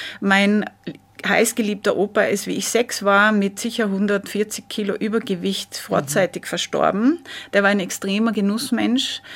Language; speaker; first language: German; native; German